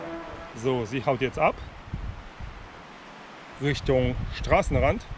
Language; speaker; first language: German; native; German